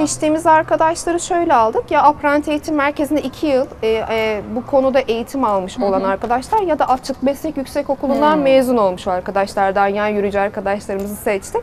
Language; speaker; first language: Turkish; native; Turkish